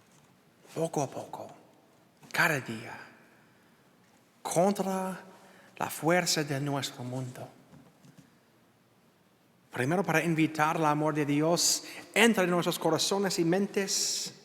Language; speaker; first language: Spanish; non-native, learner; English